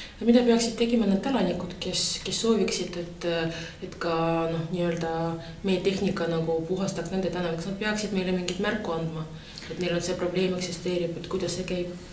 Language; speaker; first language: Estonian; non-native, local second language; Russian